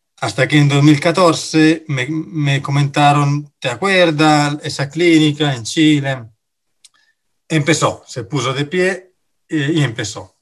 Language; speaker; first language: Spanish; non-native, fluent; Italian